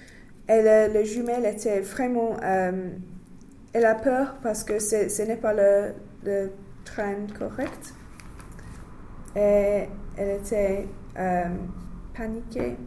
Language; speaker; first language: French; non-native, learner; English